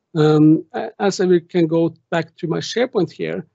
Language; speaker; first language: English; non-native, fluent; German